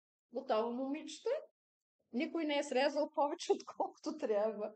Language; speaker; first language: Bulgarian; native; Bulgarian